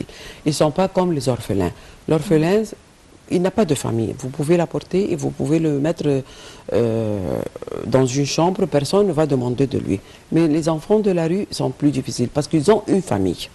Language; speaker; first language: French; non-native, fluent; Arabic